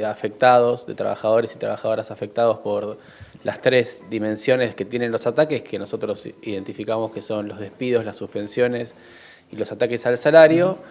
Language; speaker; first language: Spanish; native; Spanish